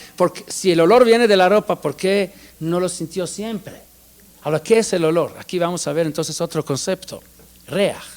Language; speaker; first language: Spanish; non-native, fluent; Hebrew